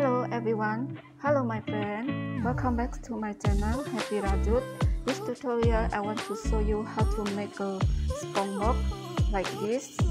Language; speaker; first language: English; non-native, learner; Indonesian